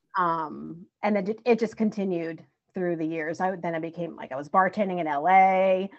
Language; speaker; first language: English; native; English